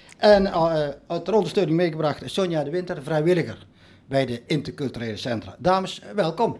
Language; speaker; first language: Dutch; native; Dutch